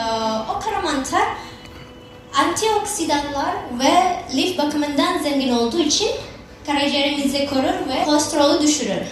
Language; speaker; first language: Turkish; non-native, learner; Indonesian